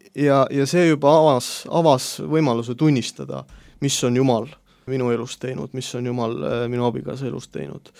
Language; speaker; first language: Estonian; native; Estonian